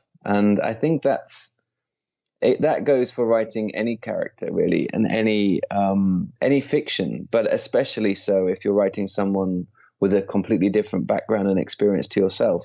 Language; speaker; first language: English; native; English